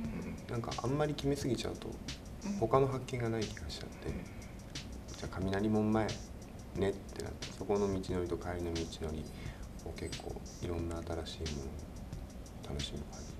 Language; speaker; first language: Japanese; native; Japanese